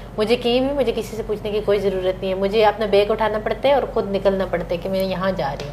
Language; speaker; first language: Urdu; non-native, local second language; Pashto